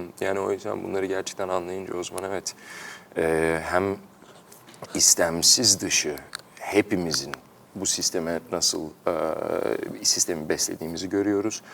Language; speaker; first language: Turkish; early bilingual, heritage; Turkish